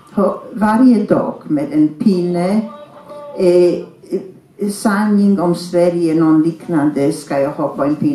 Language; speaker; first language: Swedish; non-native, fluent; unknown